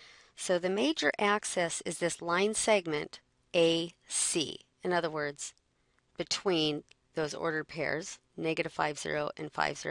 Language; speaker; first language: English; native; English